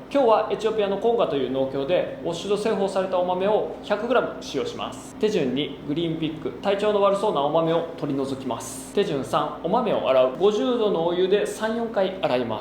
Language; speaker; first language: Japanese; native; Japanese